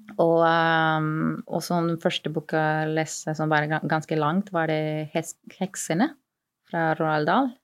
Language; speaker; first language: Norwegian; non-native, fluent; Spanish